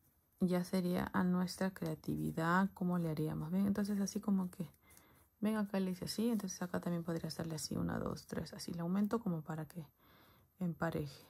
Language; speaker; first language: Spanish; native; Spanish